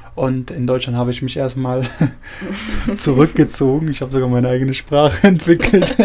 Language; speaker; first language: German; early bilingual, other home language; Spanish